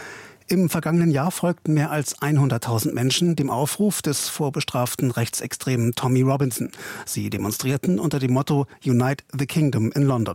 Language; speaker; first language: German; native; German